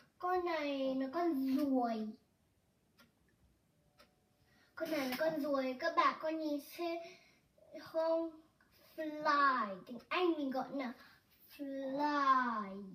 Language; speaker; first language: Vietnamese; early bilingual, heritage; Vietnamese